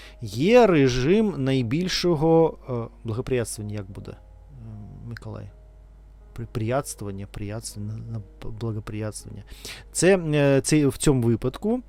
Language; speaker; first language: Ukrainian; non-native, learner; Russian